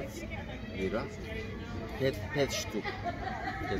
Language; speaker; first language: Russian; non-native, learner; Turkish